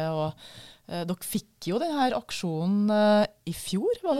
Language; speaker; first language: Norwegian; native; Norwegian